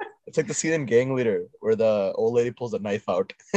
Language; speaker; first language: English; early bilingual, other home language; Telugu